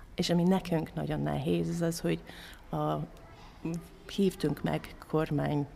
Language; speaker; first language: Hungarian; non-native, fluent; English